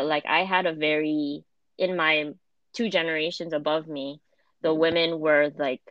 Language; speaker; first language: English; non-native, fluent; German